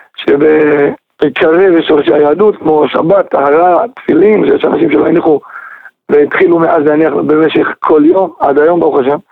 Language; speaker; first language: Hebrew; native; Hebrew